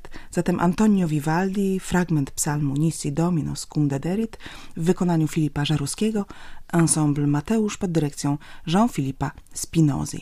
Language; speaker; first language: Polish; native; Polish